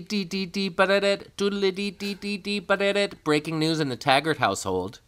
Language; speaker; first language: English; native; English